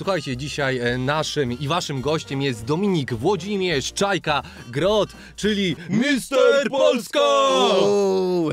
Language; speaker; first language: Polish; native; Polish